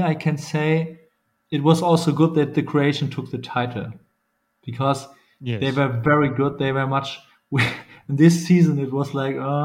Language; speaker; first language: English; non-native, fluent; German